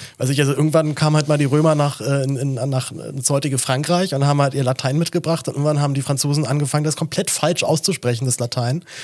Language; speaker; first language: German; native; German